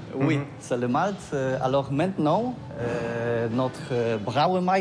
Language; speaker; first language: French; non-native, learner; Polish